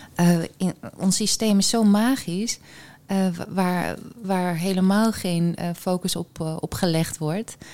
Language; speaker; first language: Dutch; early bilingual, heritage; Dutch